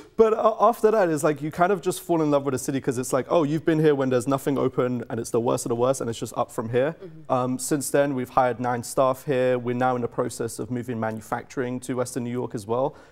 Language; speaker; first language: English; native; English